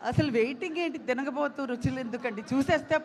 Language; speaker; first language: Telugu; native; Telugu